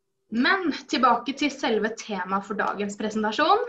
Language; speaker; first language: Norwegian; native; Norwegian